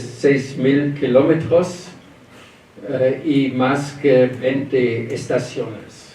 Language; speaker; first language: Spanish; non-native, learner; German